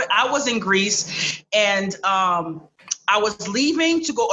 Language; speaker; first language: English; early bilingual, other home language; Haitian Creole